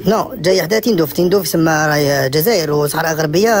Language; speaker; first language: Arabic; native; Arabic